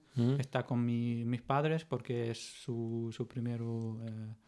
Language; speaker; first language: Spanish; non-native, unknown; German